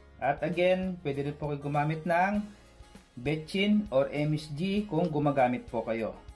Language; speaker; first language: Filipino; non-native, local second language; Cebuano